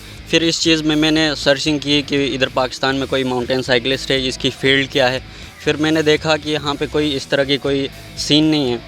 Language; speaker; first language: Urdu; non-native, local second language; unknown